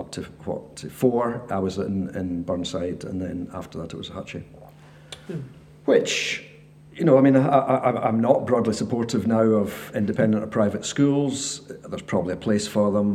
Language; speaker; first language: English; native; English